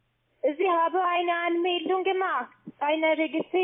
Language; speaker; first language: German; non-native, learner; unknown